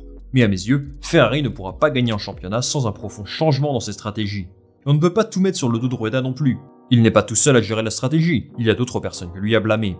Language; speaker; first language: French; native; French